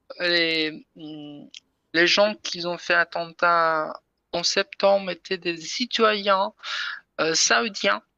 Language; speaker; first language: French; non-native, learner; Persian